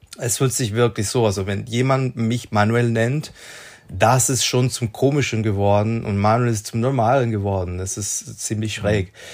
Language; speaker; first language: German; non-native, fluent; Spanish